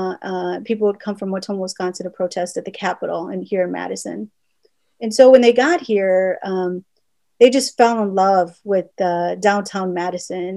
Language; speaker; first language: English; early bilingual, other home language; Spanish